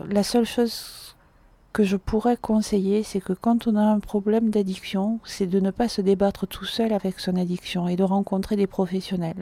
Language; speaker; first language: French; native; French